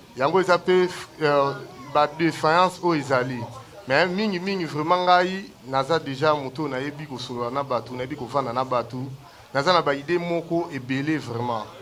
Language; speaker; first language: Lingala; native; Lingala